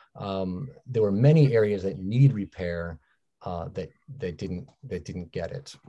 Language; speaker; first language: English; native; English